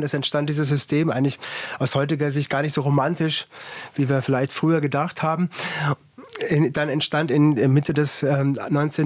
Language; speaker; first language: German; native; German